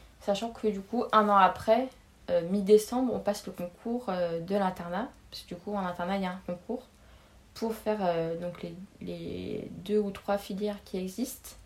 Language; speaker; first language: French; native; French